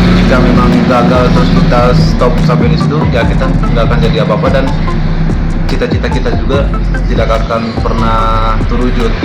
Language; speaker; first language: Indonesian; non-native, local second language; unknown